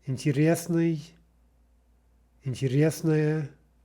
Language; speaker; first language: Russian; non-native, fluent; English